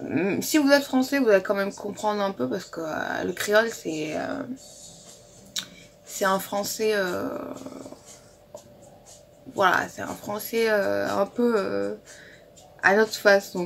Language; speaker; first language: French; non-native, local second language; Morisyen